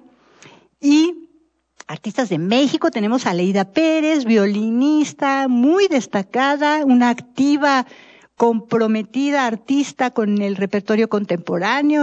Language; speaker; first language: Spanish; native; Spanish